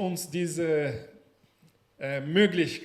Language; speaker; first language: German; non-native, learner; Portuguese